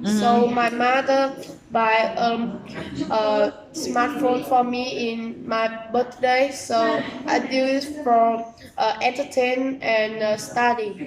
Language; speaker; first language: English; non-native, learner; Vietnamese